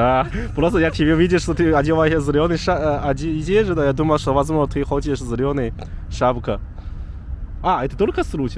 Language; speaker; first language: Russian; non-native, learner; Chinese